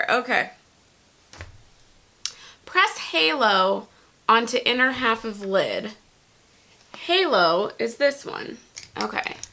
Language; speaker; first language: English; native; English